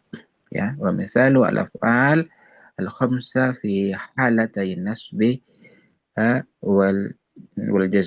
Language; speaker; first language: Arabic; non-native, fluent; Indonesian